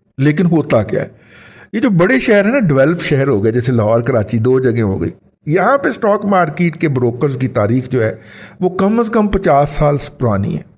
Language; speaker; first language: Urdu; non-native, local second language; Punjabi